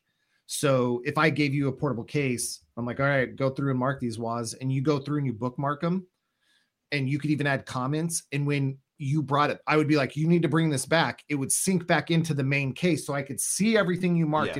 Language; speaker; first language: English; native; English